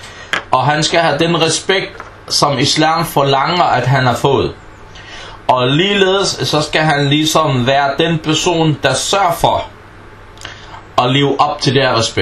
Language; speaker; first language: Danish; non-native, fluent; Arabic